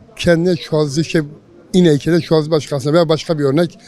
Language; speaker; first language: Turkish; native; Turkish